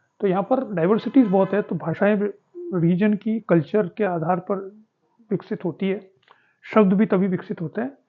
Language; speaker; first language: Hindi; native; Hindi